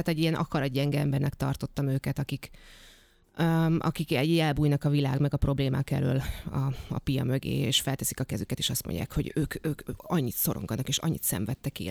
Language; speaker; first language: Hungarian; native; Hungarian